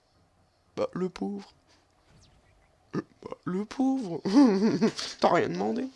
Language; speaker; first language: French; native; French